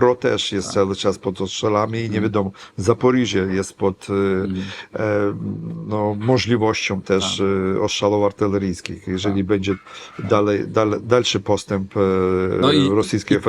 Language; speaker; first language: Polish; non-native, fluent; Ukrainian